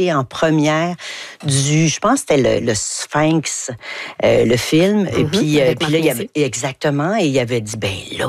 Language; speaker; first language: French; native; French